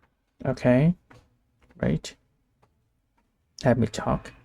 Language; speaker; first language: English; non-native, learner; Vietnamese